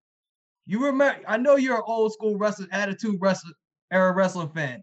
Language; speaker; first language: English; native; English